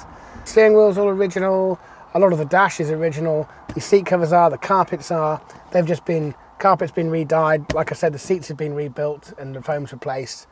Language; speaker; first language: English; native; English